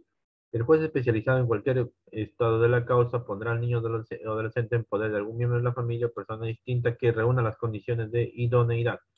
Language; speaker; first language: Spanish; native; Spanish